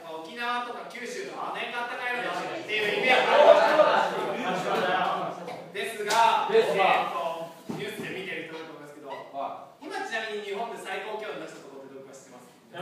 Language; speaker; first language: Japanese; native; Japanese